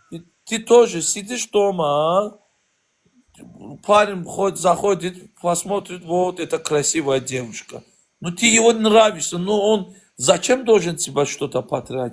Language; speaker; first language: Russian; non-native, learner; Azerbaijani